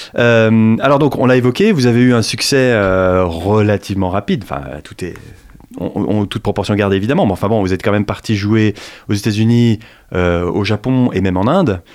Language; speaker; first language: French; native; French